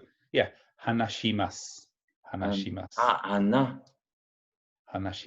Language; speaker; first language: Japanese; non-native, fluent; English